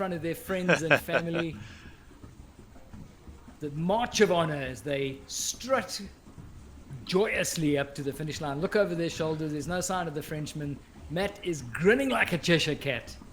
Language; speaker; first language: English; native; English